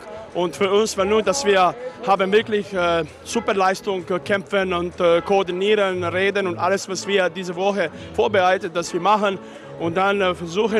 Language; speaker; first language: German; non-native, learner; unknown